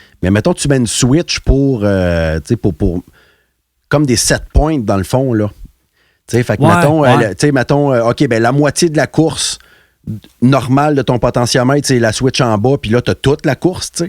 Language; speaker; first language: French; native; French